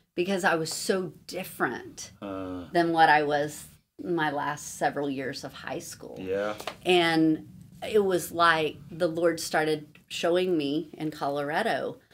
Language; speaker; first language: English; native; English